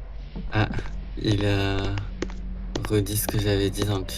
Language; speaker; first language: French; native; French